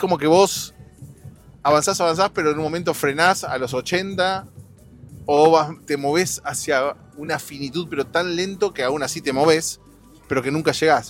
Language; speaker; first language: Spanish; native; Spanish